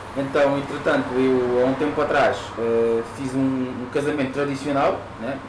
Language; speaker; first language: Portuguese; native; Portuguese